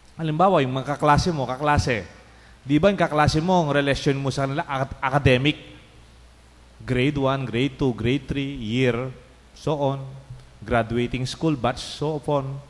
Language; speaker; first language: Filipino; non-native, local second language; Pampanga